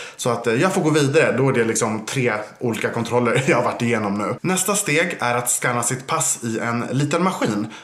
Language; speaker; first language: Swedish; native; Swedish